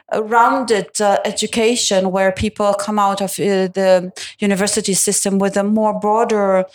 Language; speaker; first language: English; non-native, fluent; Italian